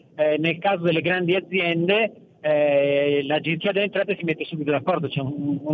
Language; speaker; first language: Italian; native; Italian